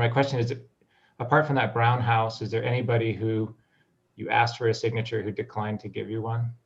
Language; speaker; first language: English; native; English